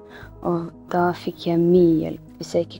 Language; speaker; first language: Norwegian; non-native, learner; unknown